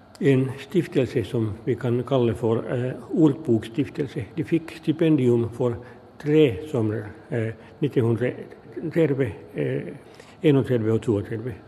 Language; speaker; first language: Norwegian; non-native, fluent; Finnish